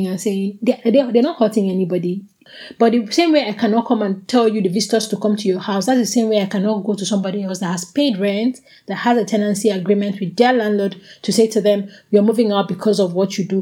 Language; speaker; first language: English; non-native, local second language; Igbo